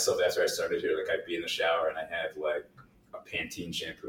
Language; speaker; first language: English; native; English